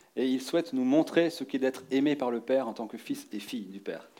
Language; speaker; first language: French; native; French